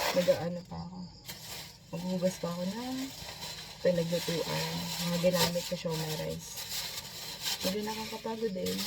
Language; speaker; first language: Filipino; native; Filipino